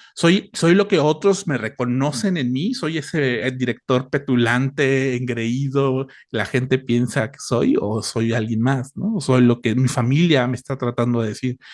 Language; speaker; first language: Spanish; native; Spanish